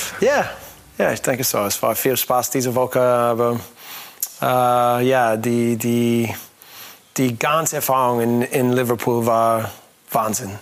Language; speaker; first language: German; non-native, learner; English